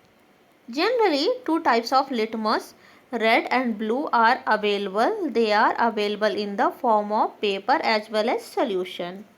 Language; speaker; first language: English; non-native, local second language; Hindi